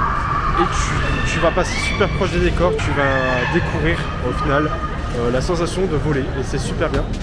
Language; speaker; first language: French; native; French